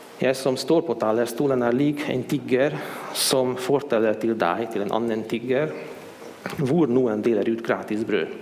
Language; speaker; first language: Swedish; non-native, fluent; Hungarian